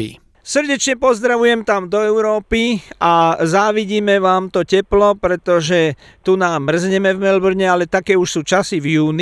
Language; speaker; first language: Slovak; native; Slovak